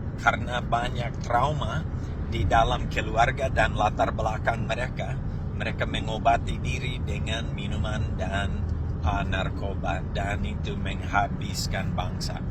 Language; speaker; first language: Indonesian; non-native, fluent; English